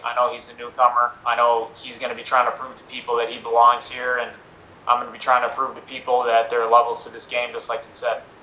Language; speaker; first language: English; early bilingual, other home language; Spanish